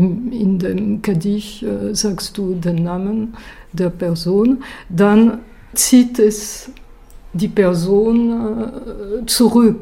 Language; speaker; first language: German; non-native, fluent; French